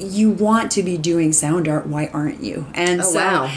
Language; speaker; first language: English; native; English